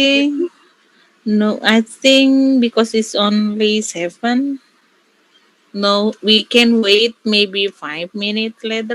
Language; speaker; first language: English; non-native, learner; Indonesian